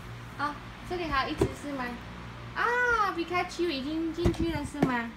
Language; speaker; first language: Chinese; native; Chinese